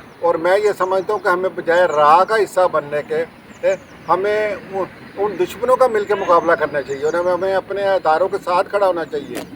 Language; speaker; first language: Urdu; non-native, local second language; Punjabi